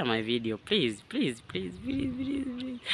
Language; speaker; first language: English; non-native, learner; Swahili